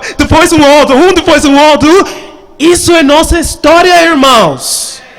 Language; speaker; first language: Portuguese; non-native, fluent; English